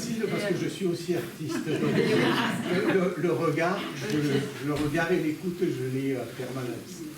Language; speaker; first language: French; native; French